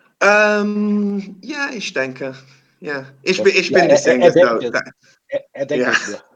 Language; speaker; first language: German; non-native, learner; English